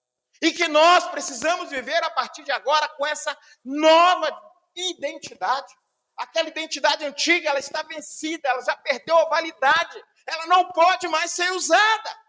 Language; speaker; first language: Portuguese; native; Portuguese